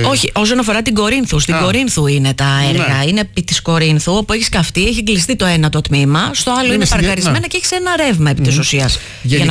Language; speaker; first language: Greek; native; Greek